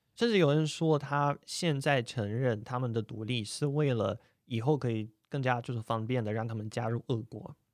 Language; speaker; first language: Chinese; non-native, fluent; Russian